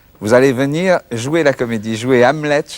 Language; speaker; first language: French; native; French